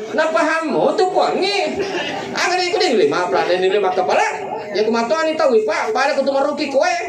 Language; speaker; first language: Indonesian; non-native, local second language; Buginese